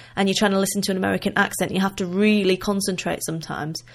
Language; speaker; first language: English; native; English